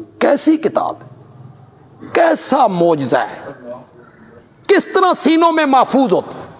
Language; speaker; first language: Urdu; non-native, local second language; Punjabi